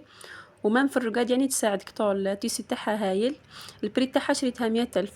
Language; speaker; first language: Arabic; native; Arabic